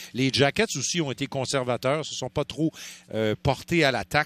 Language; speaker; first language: French; native; French